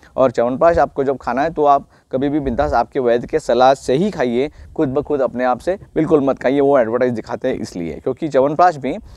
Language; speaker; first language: Hindi; non-native, local second language; Marathi